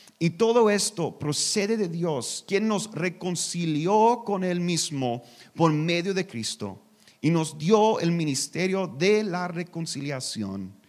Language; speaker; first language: Spanish; non-native, learner; English